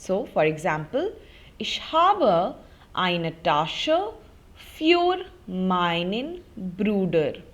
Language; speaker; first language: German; non-native, fluent; Hindi